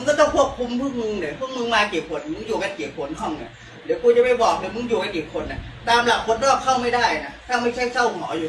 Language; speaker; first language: Thai; native; Thai